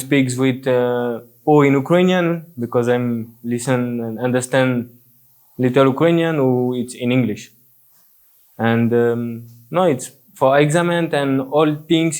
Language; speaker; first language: English; non-native, learner; French